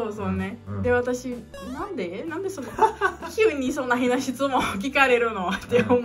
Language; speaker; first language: Japanese; non-native, learner; Portuguese